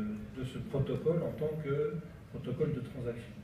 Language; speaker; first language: French; native; French